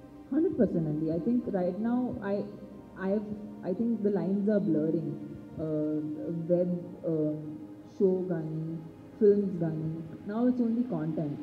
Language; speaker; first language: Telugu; non-native, fluent; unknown